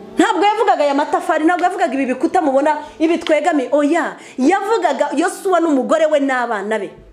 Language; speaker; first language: Kinyarwanda; early bilingual, heritage; Kinyarwanda